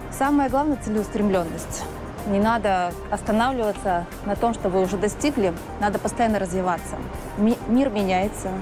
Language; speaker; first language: Russian; non-native, local second language; Kazakh